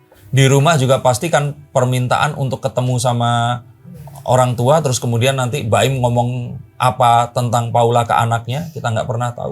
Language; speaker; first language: Indonesian; native; Indonesian